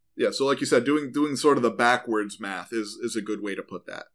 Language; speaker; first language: English; native; English